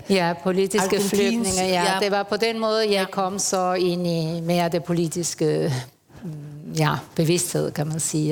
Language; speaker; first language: Danish; non-native, fluent; Spanish